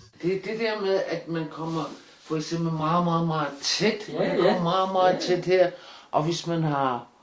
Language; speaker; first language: Danish; non-native, local second language; Kalaallisut